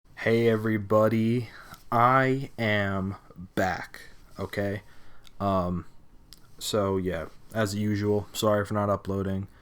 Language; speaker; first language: English; native; English